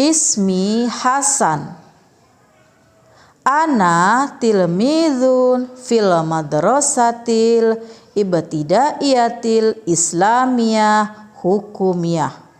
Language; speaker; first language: Arabic; non-native, fluent; Indonesian